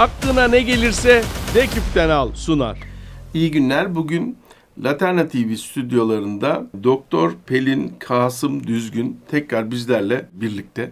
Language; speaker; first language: Turkish; native; Turkish